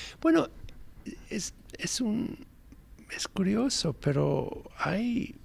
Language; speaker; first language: Spanish; non-native, fluent; English